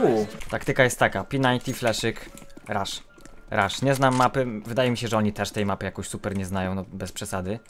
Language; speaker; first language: Polish; native; Polish